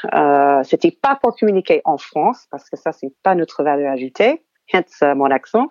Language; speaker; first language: French; non-native, fluent; English